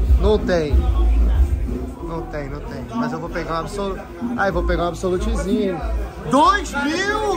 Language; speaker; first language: Portuguese; native; Portuguese